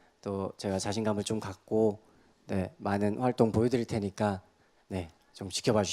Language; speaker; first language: Korean; native; Korean